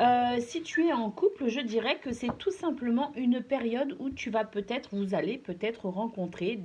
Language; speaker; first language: French; native; French